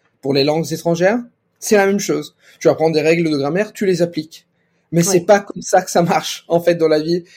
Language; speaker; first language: French; non-native, fluent; Italian